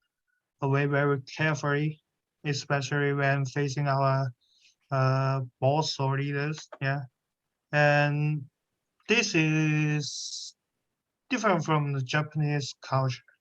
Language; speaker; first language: English; non-native, learner; Chinese